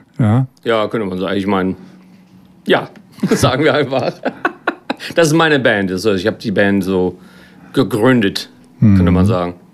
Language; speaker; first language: German; non-native, fluent; English